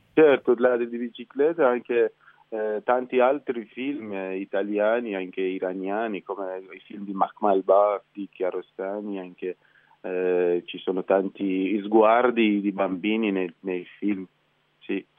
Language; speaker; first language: Italian; non-native, fluent; Persian